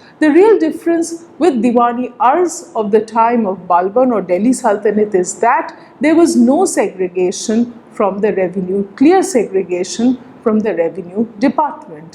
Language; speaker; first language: English; non-native, local second language; Bangla